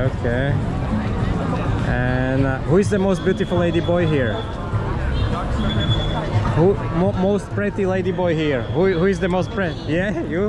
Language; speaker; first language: English; non-native, learner; Slovak